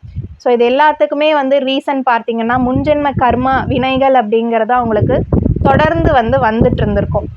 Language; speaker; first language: Tamil; native; Tamil